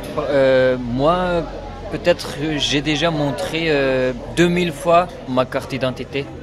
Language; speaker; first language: French; non-native, learner; Uyghur